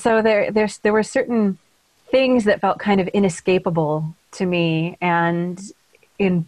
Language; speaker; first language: English; native; English